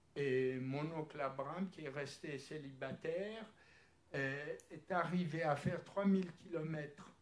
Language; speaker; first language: French; early bilingual, other home language; Polish